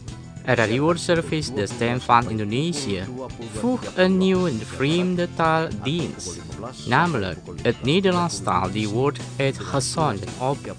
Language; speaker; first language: Dutch; non-native, learner; Indonesian